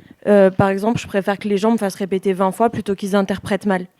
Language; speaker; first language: French; native; French